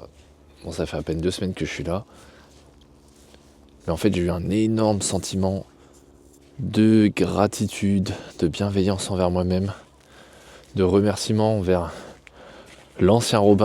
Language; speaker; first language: French; native; French